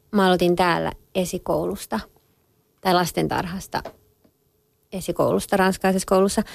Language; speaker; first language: Finnish; early bilingual, other home language; French